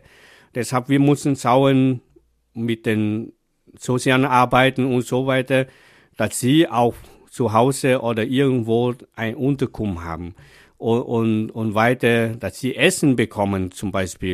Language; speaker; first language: German; non-native, fluent; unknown